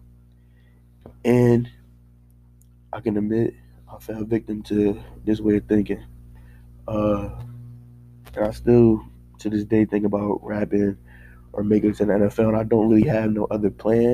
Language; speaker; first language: English; native; English